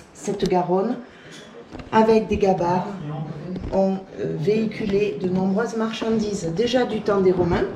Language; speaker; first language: French; native; French